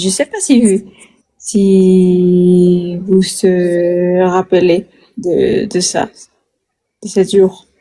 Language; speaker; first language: French; non-native, learner; Spanish